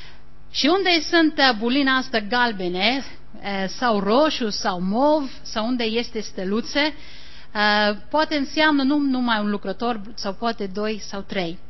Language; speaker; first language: Romanian; non-native, learner; English